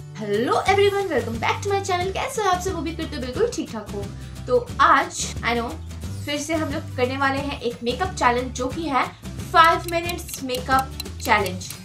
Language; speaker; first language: Hindi; non-native, local second language; Bangla